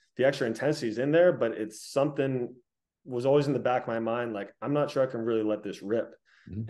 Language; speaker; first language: English; native; English